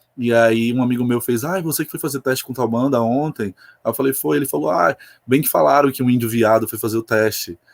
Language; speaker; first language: Portuguese; native; Portuguese